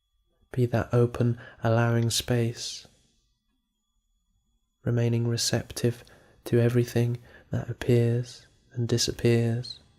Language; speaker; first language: English; native; English